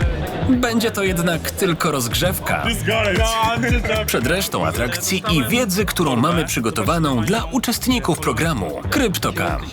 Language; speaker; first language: Polish; native; Polish